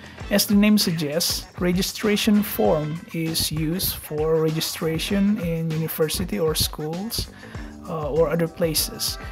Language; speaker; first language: English; non-native, fluent; Indonesian